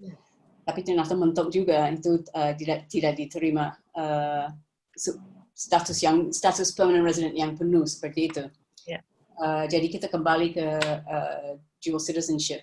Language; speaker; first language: Indonesian; non-native, fluent; English